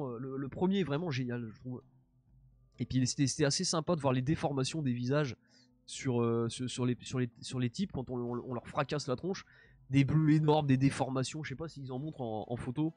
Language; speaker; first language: French; native; French